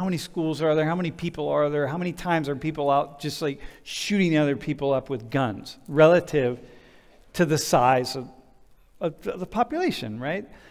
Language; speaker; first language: English; native; English